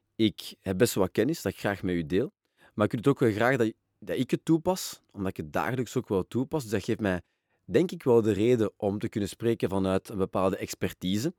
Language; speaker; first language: Dutch; non-native, local second language; French